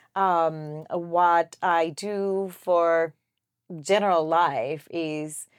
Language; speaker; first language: English; non-native, fluent; Spanish